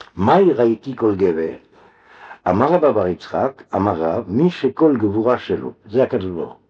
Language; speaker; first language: Hebrew; non-native, fluent; French